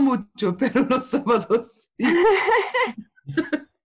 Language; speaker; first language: Spanish; non-native, learner; Turkish